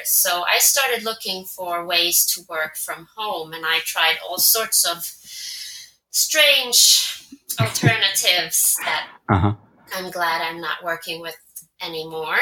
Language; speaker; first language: English; non-native, fluent; Swedish